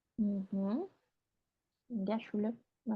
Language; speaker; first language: German; non-native, fluent; Spanish